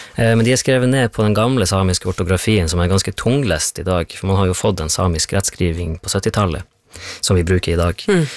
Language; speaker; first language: Norwegian; native; Norwegian